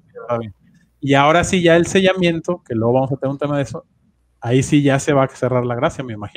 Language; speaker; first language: Spanish; native; Spanish